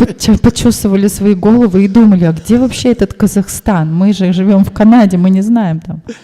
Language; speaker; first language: Russian; native; Russian